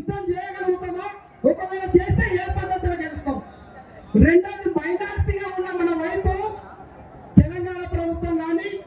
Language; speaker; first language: Telugu; non-native, local second language; Koya